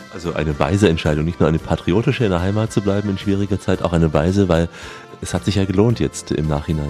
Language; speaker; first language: German; native; German